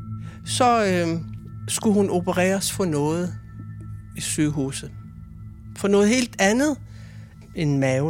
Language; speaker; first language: Swedish; non-native, fluent; Kalaallisut